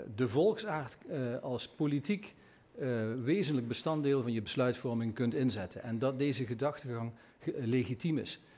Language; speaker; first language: Dutch; native; Dutch